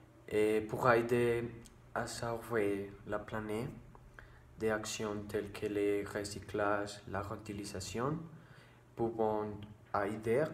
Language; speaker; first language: French; non-native, learner; Spanish